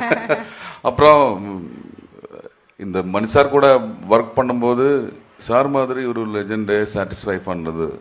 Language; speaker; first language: Tamil; non-native, learner; Malayalam